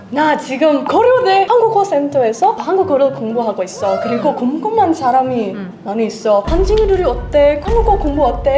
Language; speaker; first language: Korean; non-native, learner; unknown